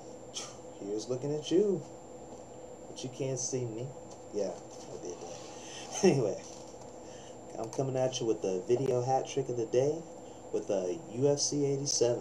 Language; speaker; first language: English; native; English